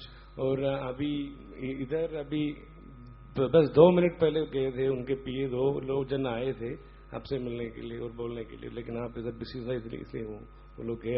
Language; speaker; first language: Hindi; non-native, local second language; Malayalam